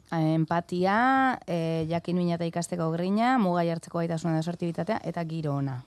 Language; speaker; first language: Basque; native; Basque